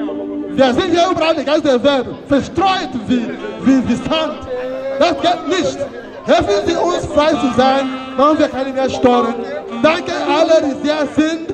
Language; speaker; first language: German; non-native, fluent; Igbo